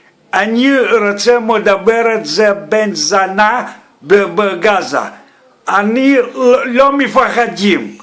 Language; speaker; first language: Hebrew; non-native, learner; Russian